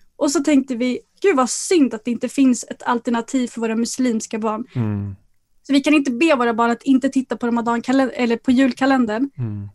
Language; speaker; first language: Swedish; early bilingual, other home language; Arabic